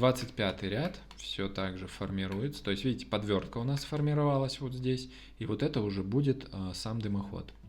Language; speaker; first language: Russian; native; Russian